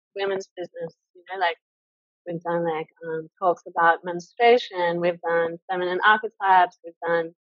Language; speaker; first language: English; native; English